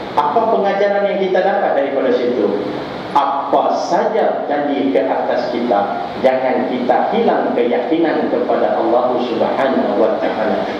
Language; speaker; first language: Malay; non-native, local second language; Tamil